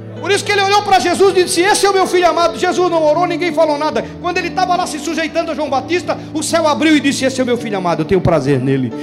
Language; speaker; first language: Portuguese; native; Portuguese